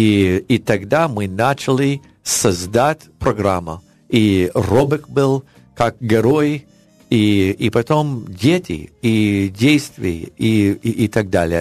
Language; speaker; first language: Russian; non-native, learner; English